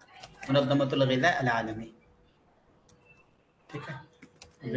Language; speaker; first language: Hindi; native; Hindi